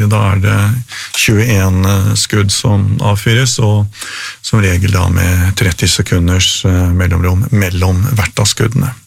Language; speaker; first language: Norwegian; native; Norwegian